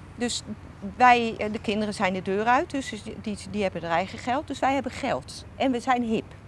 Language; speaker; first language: Dutch; native; Dutch